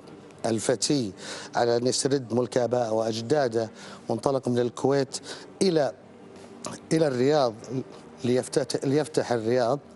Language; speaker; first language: Arabic; native; Arabic